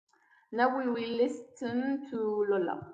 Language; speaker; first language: English; non-native, learner; French